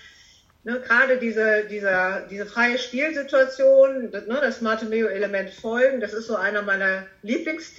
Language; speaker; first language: German; native; German